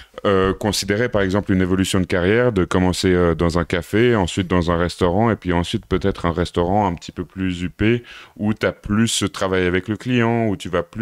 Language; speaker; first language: French; native; French